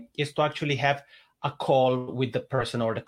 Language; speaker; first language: English; non-native, fluent; Italian